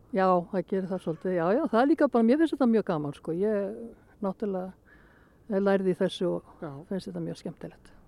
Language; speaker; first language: Icelandic; native; Icelandic